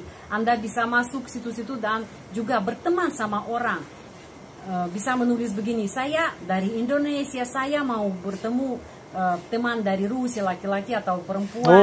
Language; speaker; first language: Indonesian; non-native, fluent; Russian